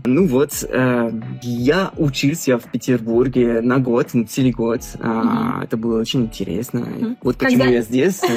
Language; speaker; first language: Russian; non-native, fluent; French